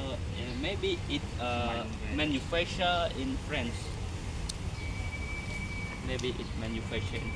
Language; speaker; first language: English; non-native, learner; Khmer